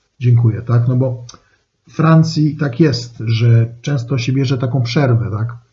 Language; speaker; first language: Polish; non-native, fluent; French